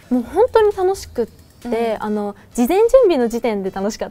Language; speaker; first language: Japanese; native; Japanese